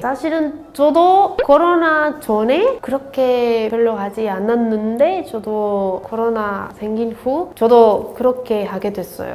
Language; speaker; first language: Korean; non-native, learner; Spanish